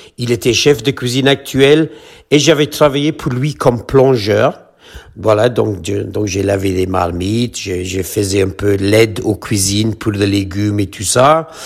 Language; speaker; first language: French; non-native, fluent; English